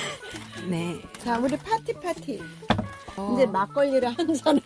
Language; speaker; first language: Korean; native; Korean